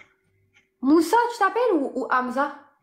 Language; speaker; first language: French; early bilingual, other home language; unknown